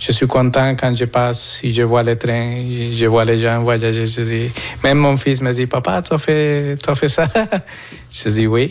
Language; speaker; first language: French; non-native, fluent; Spanish